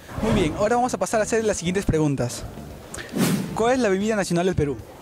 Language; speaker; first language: Spanish; native; Spanish